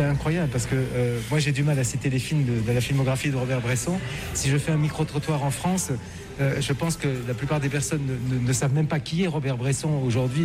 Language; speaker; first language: French; native; French